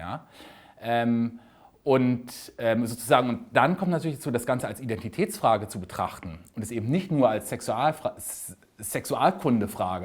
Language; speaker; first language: German; native; German